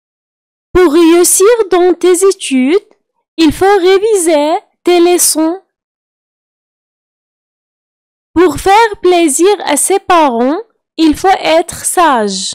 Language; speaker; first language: French; non-native, fluent; Arabic